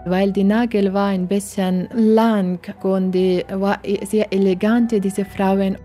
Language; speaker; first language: German; non-native, learner; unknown